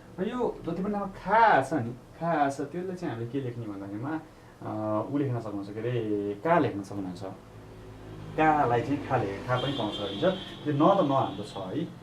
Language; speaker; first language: Nepali; native; Nepali